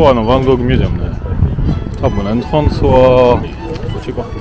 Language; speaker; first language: Japanese; non-native, learner; French